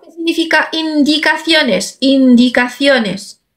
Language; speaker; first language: Spanish; non-native, fluent; Arabic